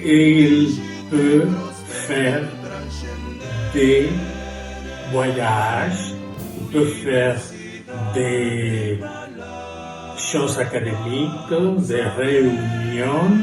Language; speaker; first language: French; non-native, fluent; Spanish